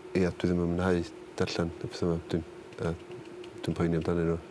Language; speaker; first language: Welsh; native; Welsh